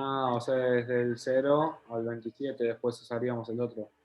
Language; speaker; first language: Spanish; native; Spanish